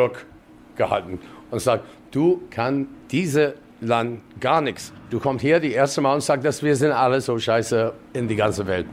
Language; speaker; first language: German; non-native, learner; English